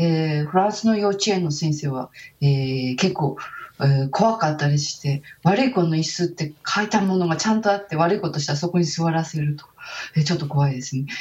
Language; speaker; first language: Japanese; native; Japanese